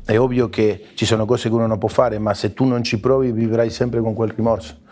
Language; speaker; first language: Italian; non-native, fluent; Spanish